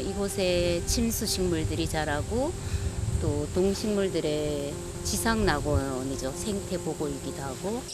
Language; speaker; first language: Korean; native; Korean